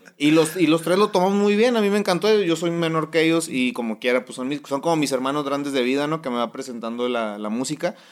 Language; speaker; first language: Spanish; native; Spanish